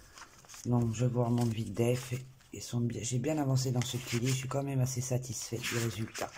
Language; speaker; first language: French; native; French